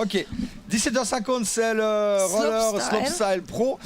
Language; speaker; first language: French; native; French